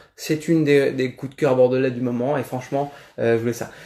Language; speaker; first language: French; native; French